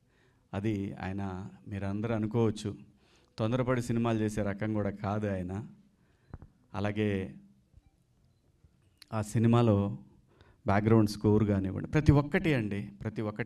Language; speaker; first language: Telugu; native; Telugu